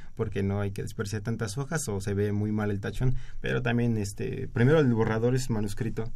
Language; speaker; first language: Spanish; native; Spanish